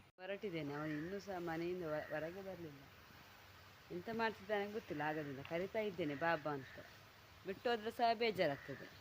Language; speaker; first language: Kannada; non-native, local second language; Tulu